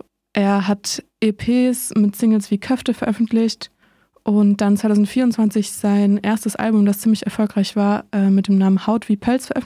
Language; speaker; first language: German; native; German